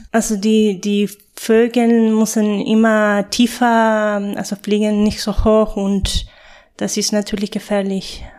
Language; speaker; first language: German; non-native, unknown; Spanish